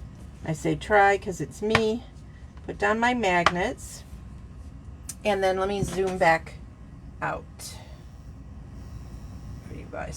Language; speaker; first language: English; native; English